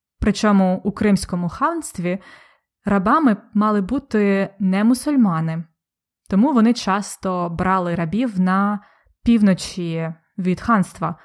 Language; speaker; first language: Ukrainian; native; Ukrainian